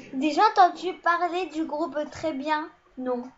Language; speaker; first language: French; early bilingual, other home language; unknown